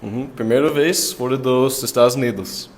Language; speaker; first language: Portuguese; non-native, fluent; English